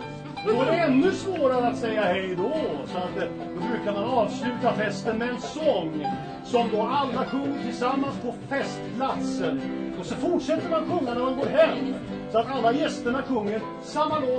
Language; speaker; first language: Swedish; native; Swedish